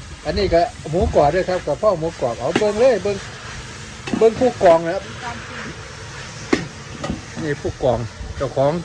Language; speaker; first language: Thai; non-native, local second language; Northeastern Thai